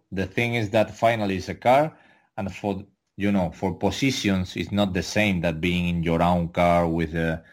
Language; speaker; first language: English; non-native, fluent; Spanish